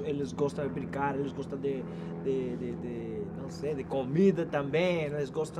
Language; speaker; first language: Portuguese; non-native, learner; Spanish